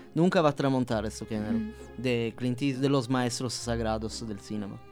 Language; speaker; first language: Spanish; non-native, learner; Sicilian